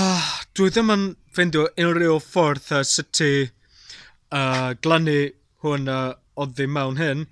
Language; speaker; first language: Welsh; non-native, learner; English